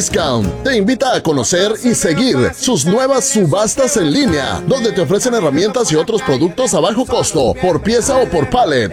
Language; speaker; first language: Spanish; native; Spanish